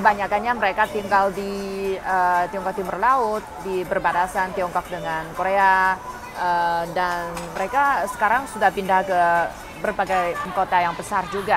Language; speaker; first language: Indonesian; non-native, fluent; Chinese